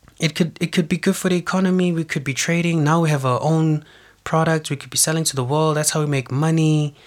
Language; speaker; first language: English; non-native, local second language; Zulu